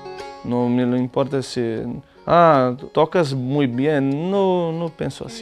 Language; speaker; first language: Spanish; non-native, learner; Portuguese